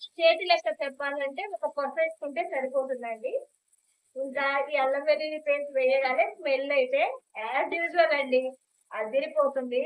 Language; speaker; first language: Telugu; non-native, local second language; Urdu